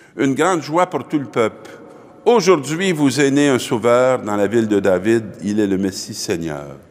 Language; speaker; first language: French; native; French